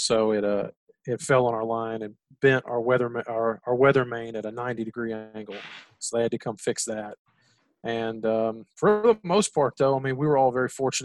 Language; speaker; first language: English; native; English